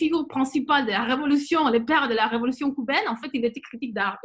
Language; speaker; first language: French; non-native, fluent; Spanish